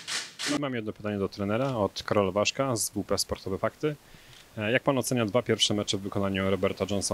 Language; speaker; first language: Polish; native; Polish